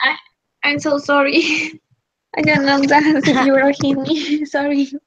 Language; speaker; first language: English; non-native, learner; Spanish